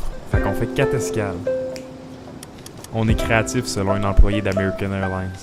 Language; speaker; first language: French; native; French